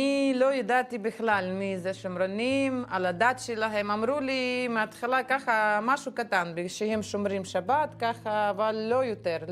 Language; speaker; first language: Hebrew; non-native, fluent; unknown